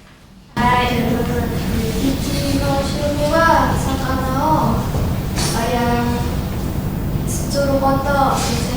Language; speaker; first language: Japanese; non-native, learner; Indonesian